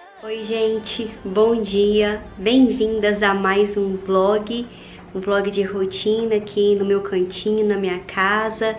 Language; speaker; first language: Portuguese; native; Portuguese